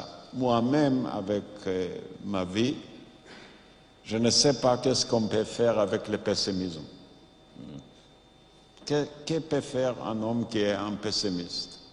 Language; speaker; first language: French; non-native, fluent; Yiddish